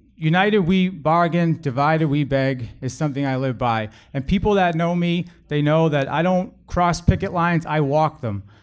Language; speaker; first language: English; native; English